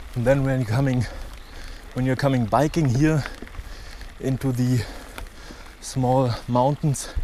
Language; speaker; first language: English; non-native, fluent; German